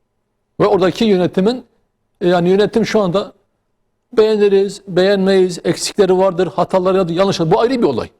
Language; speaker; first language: Turkish; native; Turkish